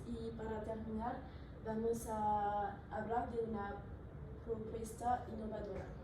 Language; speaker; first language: Spanish; non-native, learner; French